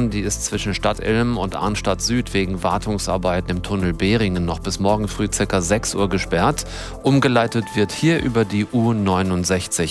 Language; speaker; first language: German; native; German